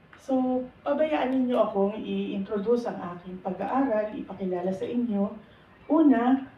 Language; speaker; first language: Filipino; native; Filipino